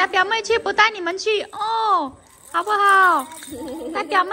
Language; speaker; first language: Chinese; native; Chinese